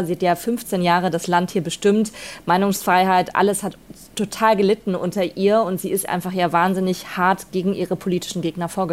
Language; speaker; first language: German; native; German